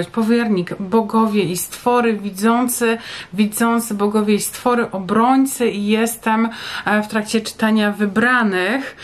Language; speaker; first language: Polish; native; Polish